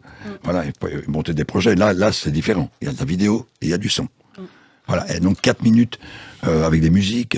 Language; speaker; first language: French; native; French